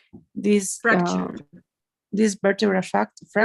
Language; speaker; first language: English; non-native, learner; Spanish